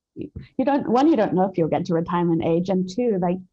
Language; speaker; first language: English; native; English